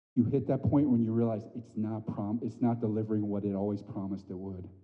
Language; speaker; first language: English; native; English